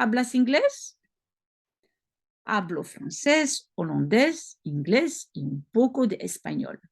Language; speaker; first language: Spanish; non-native, learner; French